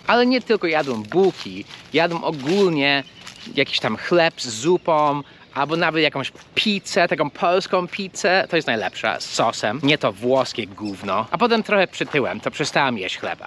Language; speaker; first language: Polish; non-native, fluent; English